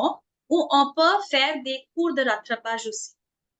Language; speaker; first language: French; non-native, fluent; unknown